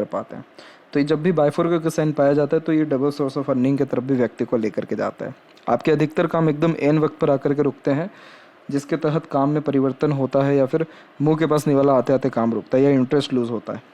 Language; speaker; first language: Hindi; native; Hindi